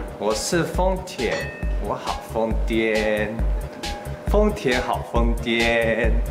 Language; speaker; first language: Chinese; native; Chinese